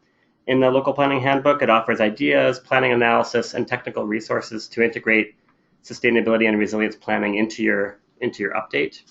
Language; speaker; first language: English; native; English